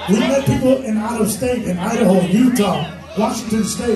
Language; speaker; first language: English; early bilingual, other home language; Spanish